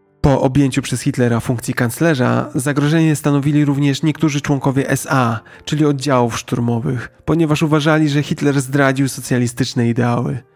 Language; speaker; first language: Polish; native; Polish